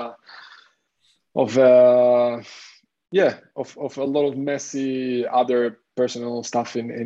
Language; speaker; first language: English; non-native, fluent; Hebrew